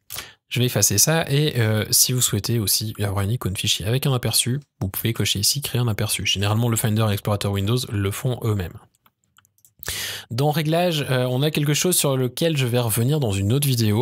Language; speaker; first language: French; native; French